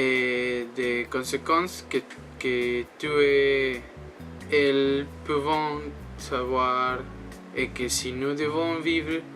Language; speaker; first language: French; non-native, learner; Spanish